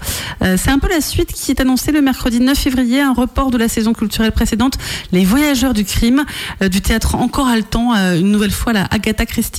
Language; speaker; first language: French; native; French